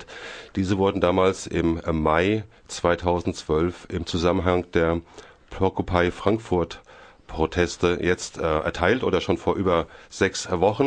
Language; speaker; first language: German; native; German